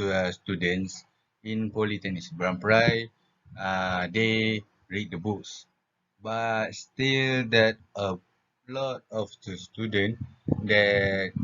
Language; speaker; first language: English; non-native, local second language; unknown